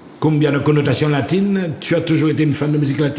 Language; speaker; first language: French; native; French